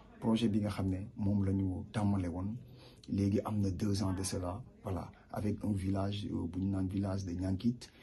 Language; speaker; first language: Wolof; non-native, local second language; Jola-Fonyi